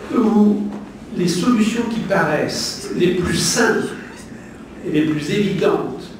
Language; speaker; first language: French; native; French